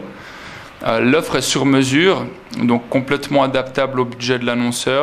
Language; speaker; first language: French; native; French